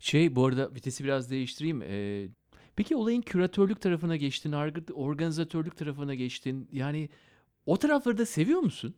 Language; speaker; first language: Turkish; native; Turkish